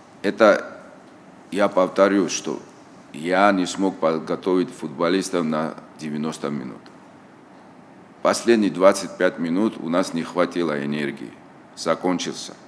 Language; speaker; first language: Russian; non-native, local second language; Tajik